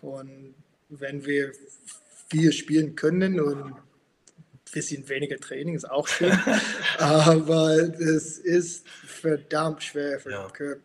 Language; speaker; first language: German; non-native, fluent; English